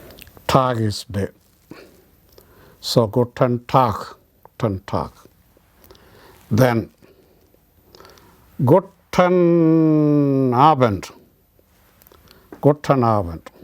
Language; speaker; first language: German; non-native, fluent; Malayalam